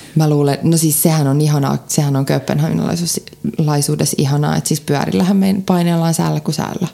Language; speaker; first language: Finnish; native; Finnish